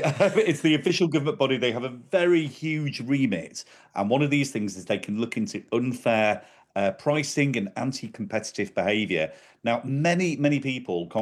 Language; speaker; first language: English; native; English